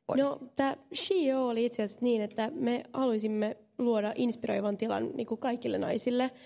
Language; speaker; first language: Finnish; non-native, local second language; Swedish